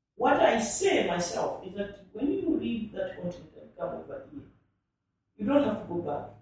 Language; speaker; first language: English; non-native, local second language; Nyanja